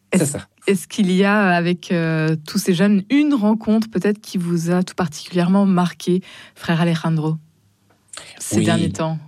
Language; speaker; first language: French; native; French